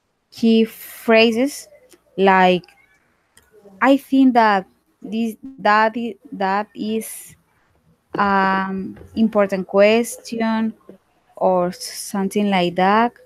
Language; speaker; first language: English; non-native, learner; Spanish